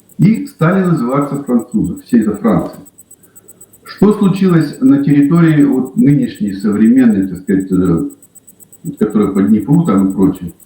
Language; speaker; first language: Russian; native; Russian